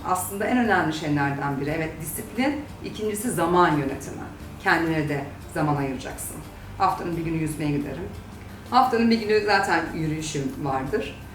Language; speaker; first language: Turkish; early bilingual, heritage; Turkish